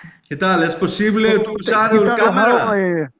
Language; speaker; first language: Spanish; non-native, learner; English